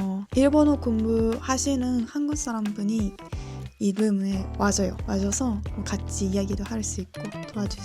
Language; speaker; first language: Korean; non-native, learner; Japanese